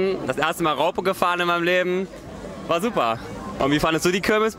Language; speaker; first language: German; native; German